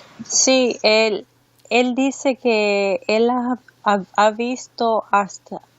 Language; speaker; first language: Spanish; early bilingual, heritage; Spanish